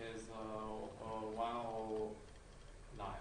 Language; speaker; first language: English; non-native, learner; Chinese